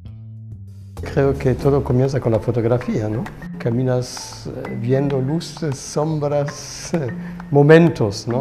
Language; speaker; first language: Spanish; non-native, fluent; German